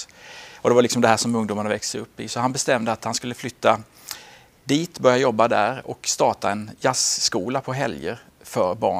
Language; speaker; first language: Swedish; native; Swedish